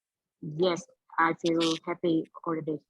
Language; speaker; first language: English; non-native, learner; Vietnamese